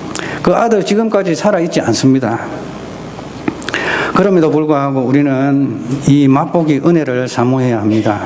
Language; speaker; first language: Korean; native; Korean